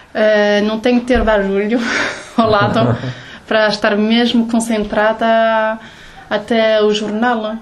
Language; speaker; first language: Portuguese; early bilingual, heritage; Portuguese